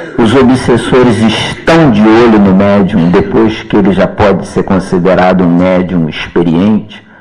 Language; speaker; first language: Portuguese; native; Portuguese